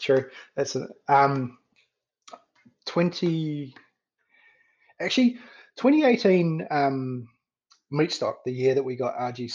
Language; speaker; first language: English; native; English